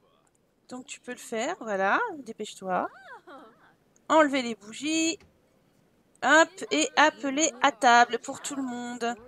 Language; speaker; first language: French; native; French